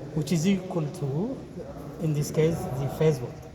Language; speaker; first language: English; non-native, local second language; Amharic